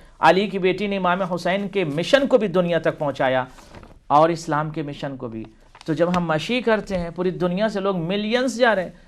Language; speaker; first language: Urdu; native; Urdu